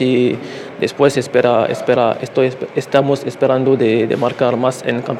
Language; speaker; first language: Spanish; non-native, learner; French